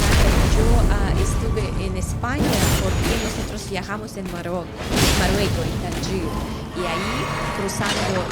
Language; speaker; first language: Spanish; non-native, fluent; Russian